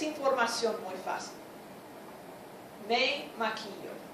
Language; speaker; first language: Spanish; non-native, fluent; English